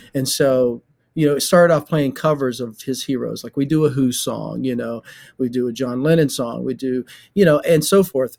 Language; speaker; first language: English; native; English